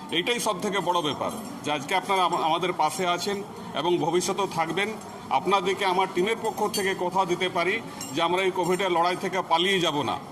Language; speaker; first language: Bangla; native; Bangla